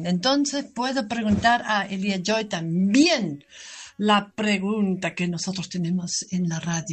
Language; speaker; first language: Spanish; non-native, fluent; German